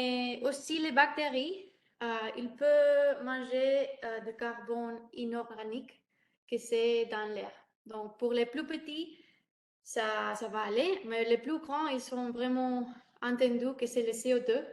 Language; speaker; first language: French; non-native, learner; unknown